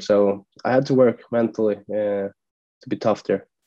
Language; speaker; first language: English; non-native, fluent; Swedish